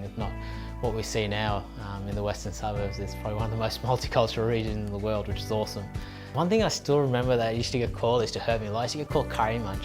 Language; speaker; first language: English; early bilingual, other home language; Urdu